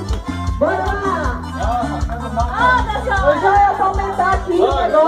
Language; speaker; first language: Portuguese; native; Portuguese